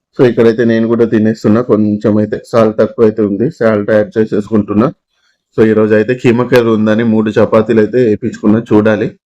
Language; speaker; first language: Telugu; non-native, local second language; Urdu